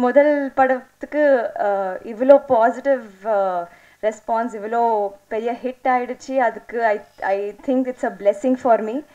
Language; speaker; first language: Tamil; non-native, local second language; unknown